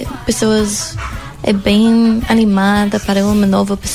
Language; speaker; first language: Portuguese; non-native, learner; English